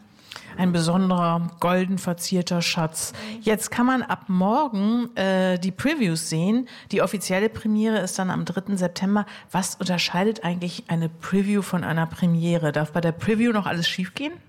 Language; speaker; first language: German; native; German